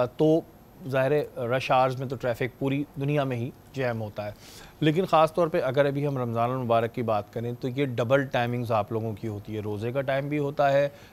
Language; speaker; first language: Urdu; native; Urdu